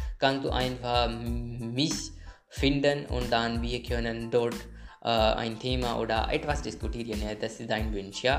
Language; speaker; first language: German; non-native, learner; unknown